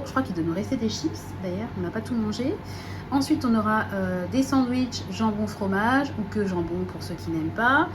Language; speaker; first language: French; native; French